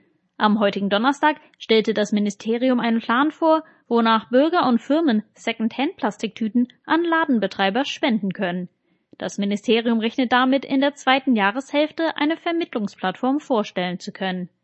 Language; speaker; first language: German; native; German